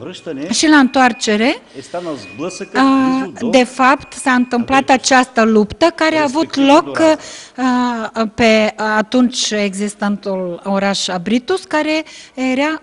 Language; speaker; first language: Romanian; non-native, fluent; Bulgarian